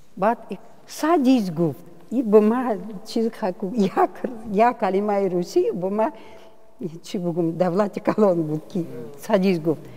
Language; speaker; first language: Tajik; non-native, fluent; Russian